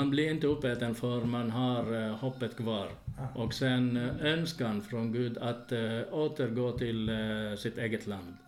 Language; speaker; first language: Swedish; non-native, fluent; Arabic